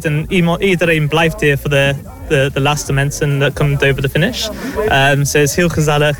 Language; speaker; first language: Dutch; non-native, learner; English